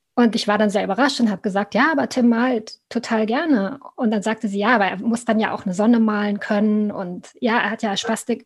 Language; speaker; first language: German; native; German